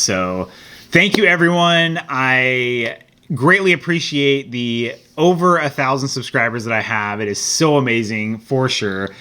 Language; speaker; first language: English; native; English